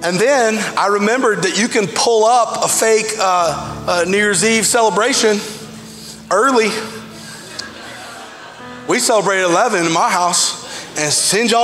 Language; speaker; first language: English; native; English